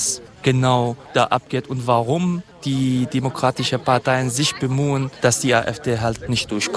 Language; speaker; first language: German; non-native, fluent; Kurdish